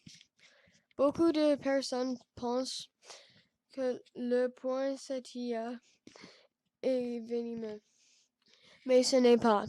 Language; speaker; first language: French; non-native, learner; English